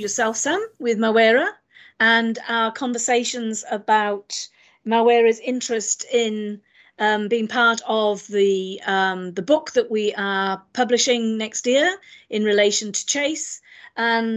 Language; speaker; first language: English; native; English